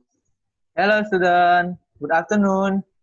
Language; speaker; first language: English; non-native, learner; Indonesian